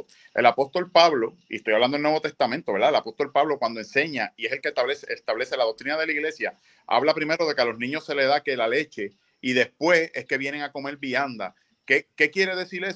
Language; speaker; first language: Spanish; native; Spanish